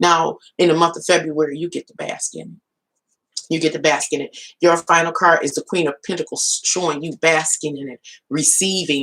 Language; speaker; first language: English; native; English